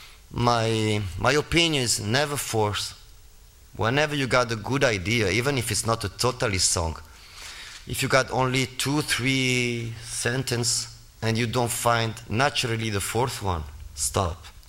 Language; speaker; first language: English; non-native, fluent; Spanish